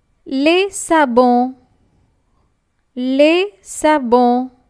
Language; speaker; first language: French; non-native, fluent; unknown